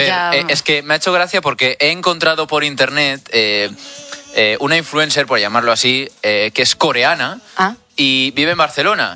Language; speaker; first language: Spanish; non-native, local second language; Catalan